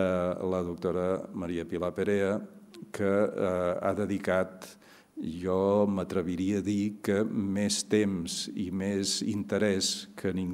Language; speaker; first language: Catalan; native; Catalan